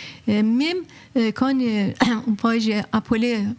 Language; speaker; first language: French; non-native, fluent; Persian